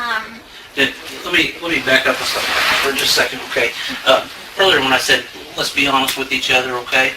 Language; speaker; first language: English; native; English